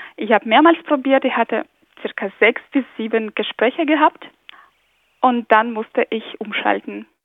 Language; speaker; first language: German; non-native, fluent; Ukrainian